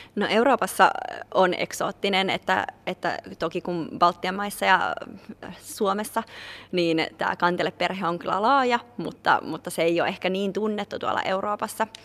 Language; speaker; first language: Finnish; native; Finnish